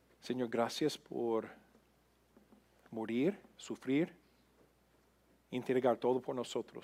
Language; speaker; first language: Spanish; non-native, fluent; English